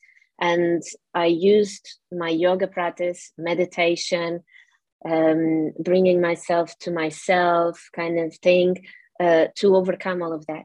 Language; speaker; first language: English; non-native, fluent; Portuguese